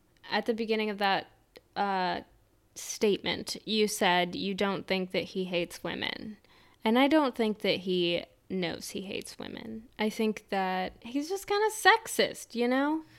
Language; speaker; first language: English; native; English